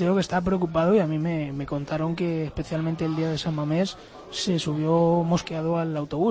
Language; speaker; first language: Spanish; native; Spanish